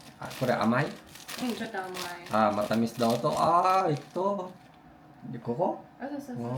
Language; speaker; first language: Japanese; non-native, learner; Filipino